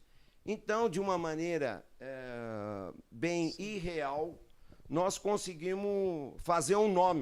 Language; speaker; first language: Portuguese; early bilingual, other home language; Arabic